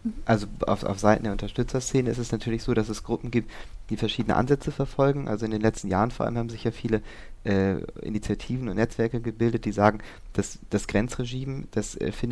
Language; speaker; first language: German; native; German